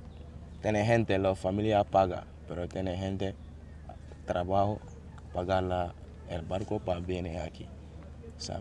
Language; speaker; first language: Spanish; non-native, learner; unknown